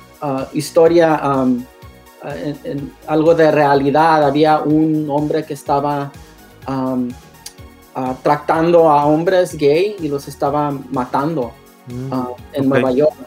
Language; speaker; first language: Spanish; non-native, learner; English